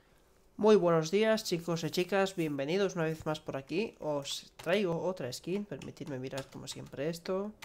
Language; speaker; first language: Spanish; native; Spanish